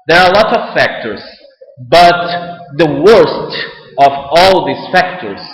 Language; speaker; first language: English; non-native, fluent; Portuguese